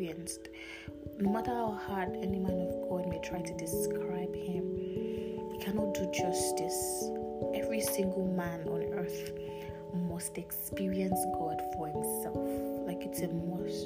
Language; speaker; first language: English; non-native, local second language; Yoruba